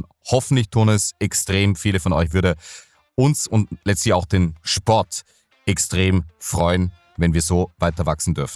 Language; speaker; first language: German; native; German